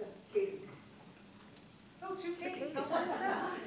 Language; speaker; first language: English; native; English